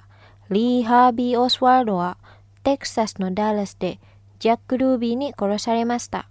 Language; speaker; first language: Japanese; non-native, fluent; Indonesian